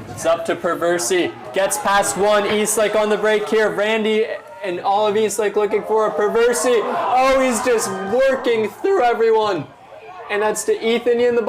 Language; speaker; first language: English; native; English